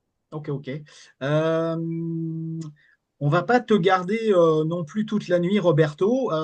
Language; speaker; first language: French; native; French